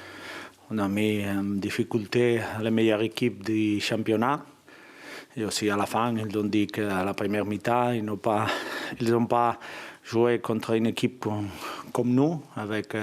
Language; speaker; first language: French; non-native, fluent; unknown